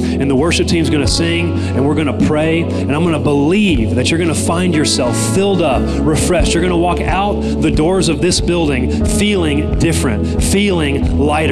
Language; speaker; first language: English; native; English